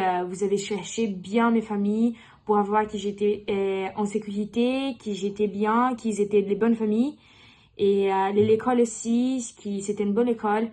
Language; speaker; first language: French; non-native, learner; Portuguese